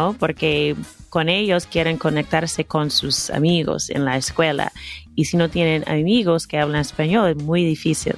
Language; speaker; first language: Spanish; non-native, fluent; English